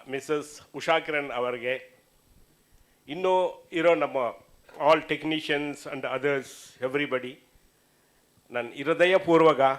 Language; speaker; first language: Kannada; non-native, learner; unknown